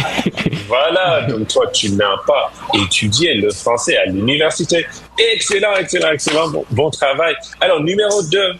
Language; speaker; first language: French; non-native, fluent; English